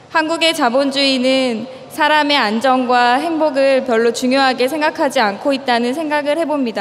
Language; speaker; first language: Korean; native; Korean